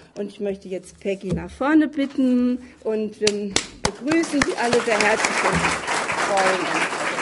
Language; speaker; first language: German; native; German